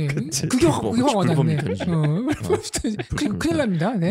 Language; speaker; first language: Korean; native; Korean